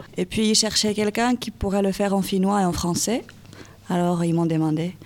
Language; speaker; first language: French; non-native, fluent; Finnish